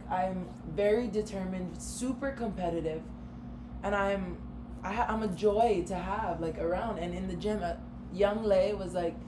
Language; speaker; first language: English; native; English